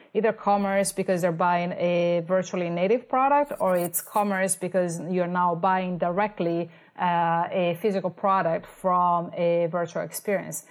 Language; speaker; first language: English; non-native, fluent; Italian